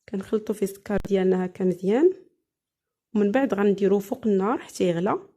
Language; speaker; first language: Arabic; native; Arabic